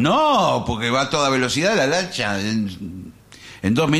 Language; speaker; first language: Spanish; native; Spanish